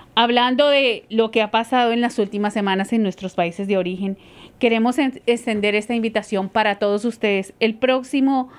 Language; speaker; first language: Spanish; native; Spanish